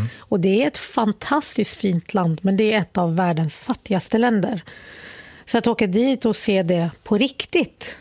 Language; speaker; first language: Swedish; early bilingual, other home language; Arabic